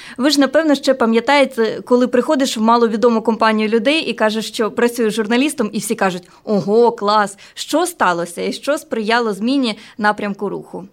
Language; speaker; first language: Ukrainian; native; Ukrainian